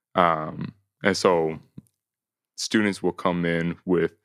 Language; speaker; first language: English; native; English